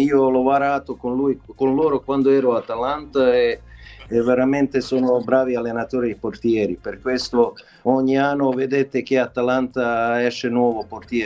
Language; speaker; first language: Italian; non-native, fluent; Serbian